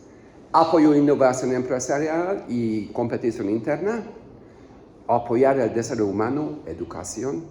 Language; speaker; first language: Spanish; non-native, learner; Hungarian